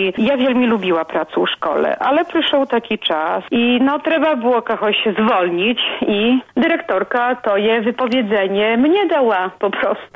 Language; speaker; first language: Polish; non-native, local second language; Belarusian